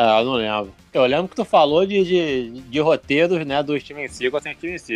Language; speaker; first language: Portuguese; native; Portuguese